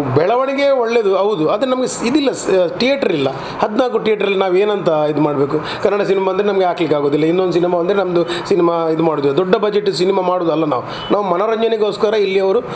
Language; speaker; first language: Kannada; non-native, local second language; Tulu